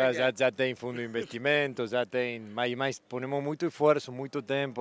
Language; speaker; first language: Portuguese; non-native, learner; Spanish